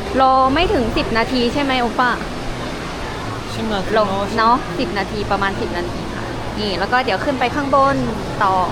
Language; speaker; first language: Thai; native; Thai